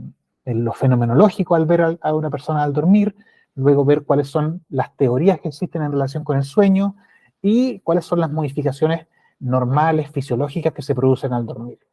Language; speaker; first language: Spanish; native; Spanish